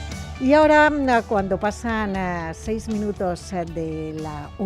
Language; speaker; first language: Spanish; native; Spanish